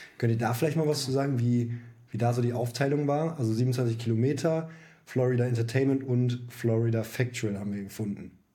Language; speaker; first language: German; native; German